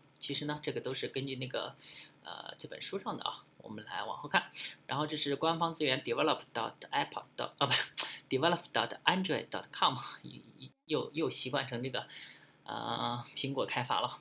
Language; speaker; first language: Chinese; native; Chinese